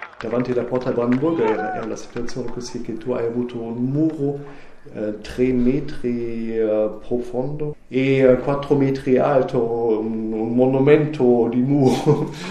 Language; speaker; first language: Italian; non-native, learner; German